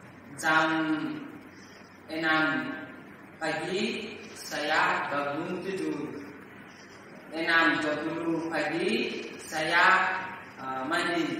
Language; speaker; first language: Indonesian; non-native, learner; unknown